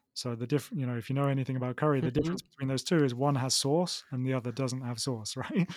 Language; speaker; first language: English; native; English